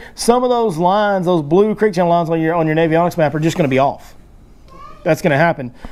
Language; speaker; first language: English; native; English